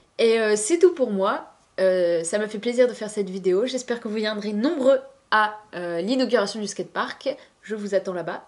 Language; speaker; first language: French; native; French